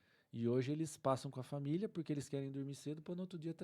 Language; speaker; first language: Portuguese; native; Portuguese